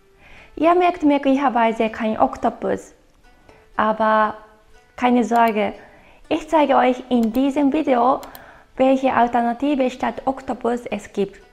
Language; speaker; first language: German; non-native, fluent; Japanese